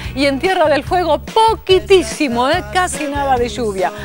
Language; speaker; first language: Spanish; native; Spanish